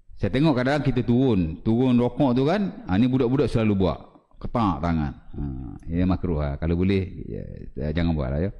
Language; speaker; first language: Malay; native; Malay